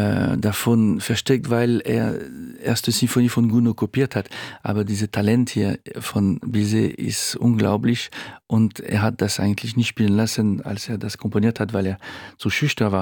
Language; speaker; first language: German; non-native, fluent; French